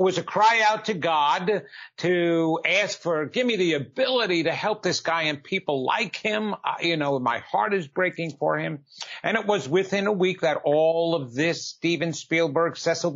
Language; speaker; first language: English; native; English